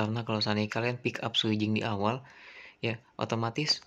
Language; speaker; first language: Indonesian; native; Indonesian